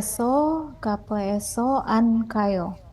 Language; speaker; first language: Korean; non-native, learner; Indonesian